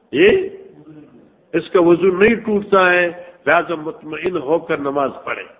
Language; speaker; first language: Urdu; non-native, local second language; Northern Hindko